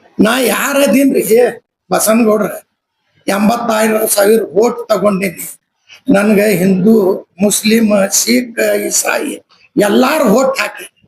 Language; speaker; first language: Kannada; non-native, local second language; Urdu